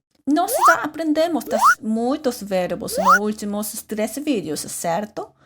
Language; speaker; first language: Portuguese; non-native, fluent; Korean